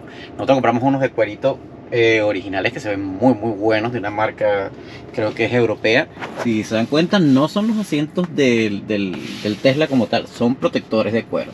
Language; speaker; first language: Spanish; native; Spanish